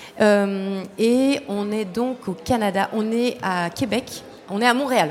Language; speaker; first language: French; early bilingual, other home language; Spanish